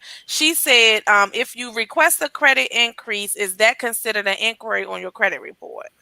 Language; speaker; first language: English; native; English